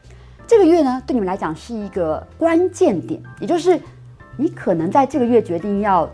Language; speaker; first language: Chinese; native; Chinese